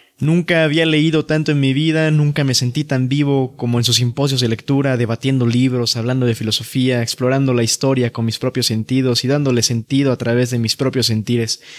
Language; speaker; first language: Spanish; native; Spanish